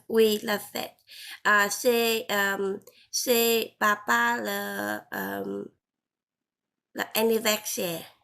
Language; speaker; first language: French; non-native, learner; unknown